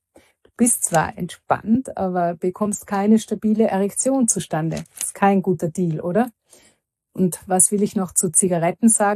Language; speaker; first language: German; native; German